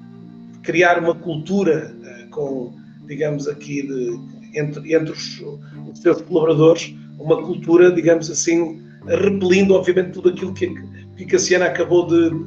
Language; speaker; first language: Portuguese; native; Portuguese